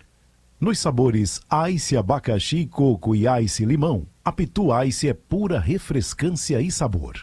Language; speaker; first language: Portuguese; native; Portuguese